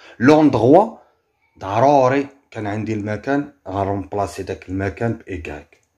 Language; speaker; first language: French; non-native, local second language; Arabic